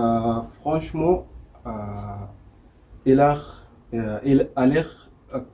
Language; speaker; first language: French; non-native, learner; Arabic